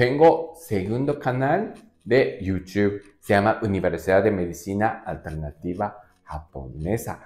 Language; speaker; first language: Spanish; non-native, learner; Japanese